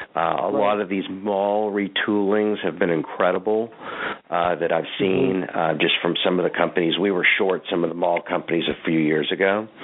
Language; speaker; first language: English; native; English